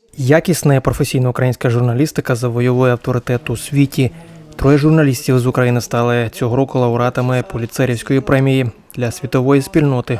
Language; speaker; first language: Ukrainian; non-native, fluent; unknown